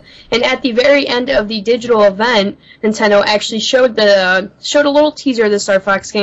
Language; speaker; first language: English; native; English